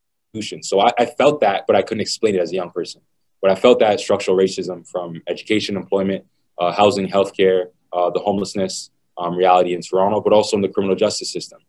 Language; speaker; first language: English; native; English